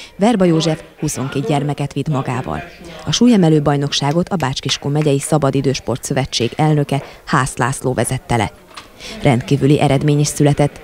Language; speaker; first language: Hungarian; native; Hungarian